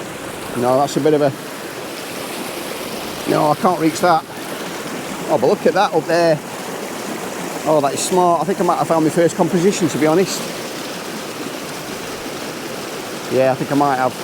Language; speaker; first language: English; native; English